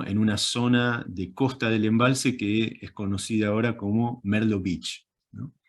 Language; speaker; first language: Spanish; native; Spanish